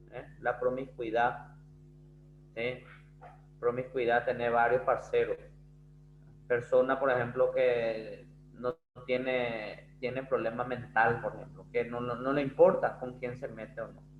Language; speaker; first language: Spanish; non-native, fluent; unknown